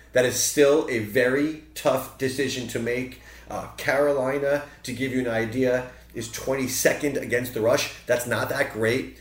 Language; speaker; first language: English; native; English